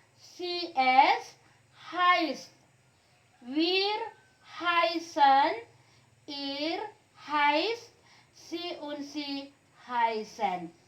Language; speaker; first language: German; non-native, learner; Indonesian